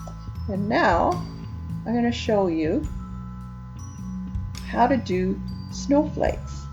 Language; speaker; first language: English; native; English